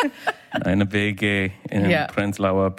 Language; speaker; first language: German; non-native, fluent; English